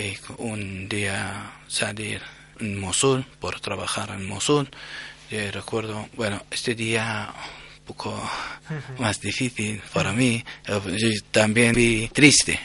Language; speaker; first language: Spanish; non-native, learner; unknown